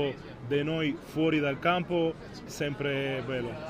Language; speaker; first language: Italian; non-native, fluent; Spanish